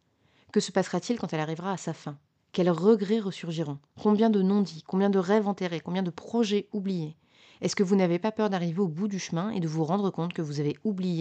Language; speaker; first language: French; native; French